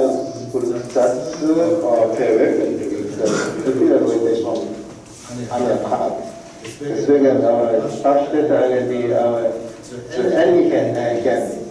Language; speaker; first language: German; non-native, learner; Korean